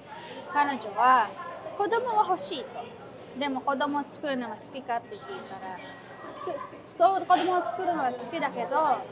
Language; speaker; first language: Japanese; non-native, fluent; Filipino